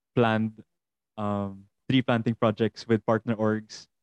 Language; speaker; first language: English; non-native, local second language; Hiligaynon